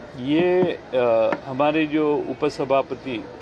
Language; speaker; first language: Hindi; non-native, local second language; Marathi